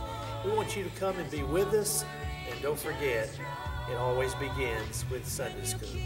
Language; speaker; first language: English; native; English